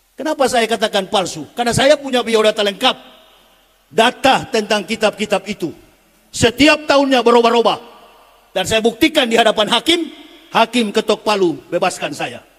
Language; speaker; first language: Indonesian; native; Indonesian